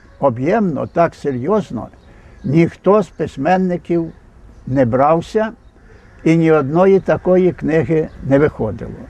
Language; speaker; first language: Ukrainian; native; Ukrainian